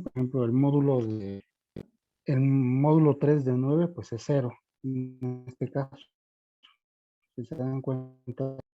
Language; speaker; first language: Spanish; native; Spanish